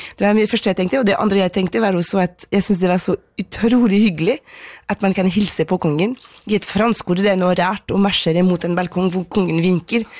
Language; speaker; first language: Norwegian; non-native, fluent; French